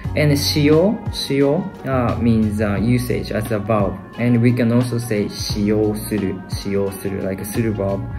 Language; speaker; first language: English; non-native, fluent; Japanese